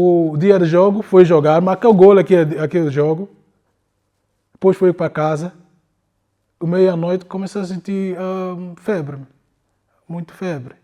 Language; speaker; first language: Portuguese; non-native, learner; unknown